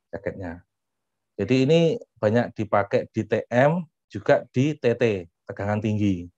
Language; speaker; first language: Indonesian; native; Indonesian